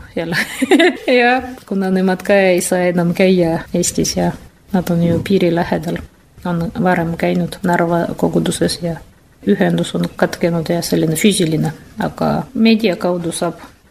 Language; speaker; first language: Estonian; non-native, fluent; Russian